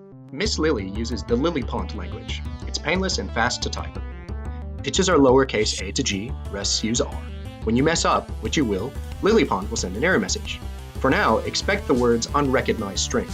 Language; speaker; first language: English; native; English